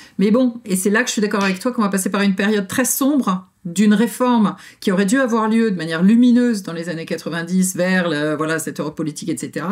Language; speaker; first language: French; native; French